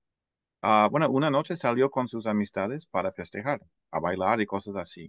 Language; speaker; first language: Spanish; non-native, fluent; English